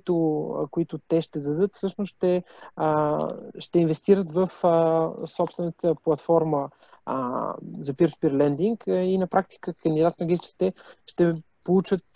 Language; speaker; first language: Bulgarian; native; Bulgarian